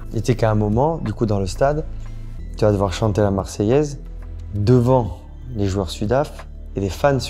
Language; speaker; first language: French; native; French